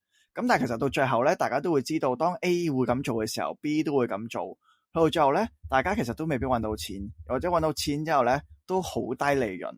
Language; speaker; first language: Cantonese; native; Cantonese